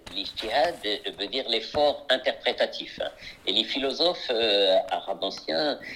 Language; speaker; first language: French; non-native, local second language; Arabic